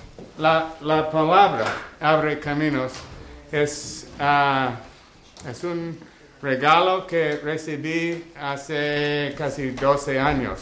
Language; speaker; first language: Spanish; non-native, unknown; English